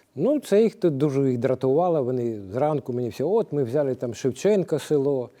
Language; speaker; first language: Ukrainian; non-native, local second language; Russian